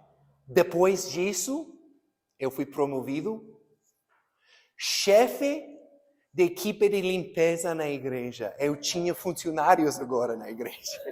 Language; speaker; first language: Portuguese; non-native, fluent; English